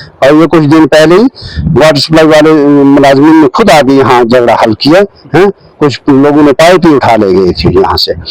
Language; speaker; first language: Urdu; non-native, local second language; Kashmiri